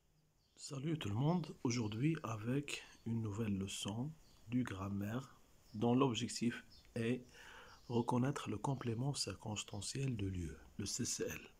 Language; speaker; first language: French; non-native, local second language; Arabic